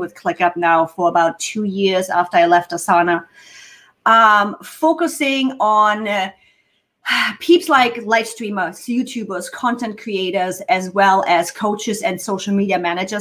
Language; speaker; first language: English; non-native, fluent; German